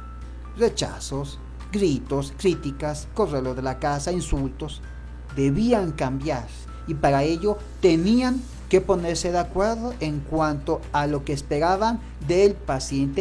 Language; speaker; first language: Spanish; native; Spanish